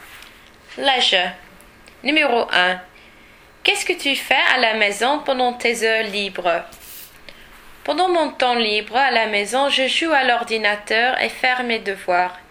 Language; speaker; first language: French; non-native, learner; English